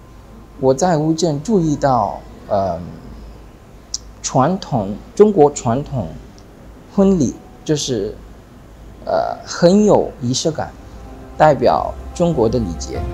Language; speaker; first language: Chinese; non-native, fluent; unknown